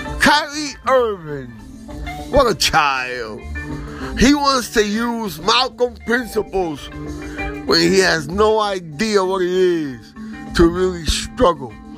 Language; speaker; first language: English; non-native, fluent; Spanish